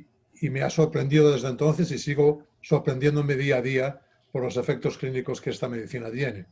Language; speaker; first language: Spanish; native; Spanish